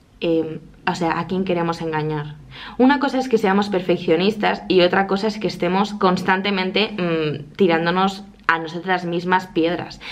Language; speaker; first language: Spanish; native; Spanish